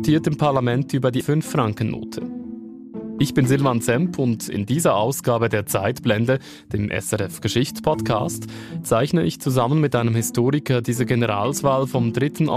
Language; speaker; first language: German; native; German